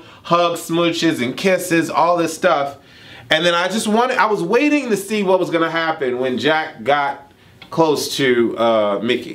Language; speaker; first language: English; native; English